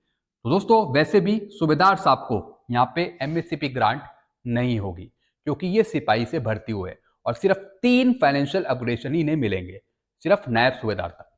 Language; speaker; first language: Hindi; native; Hindi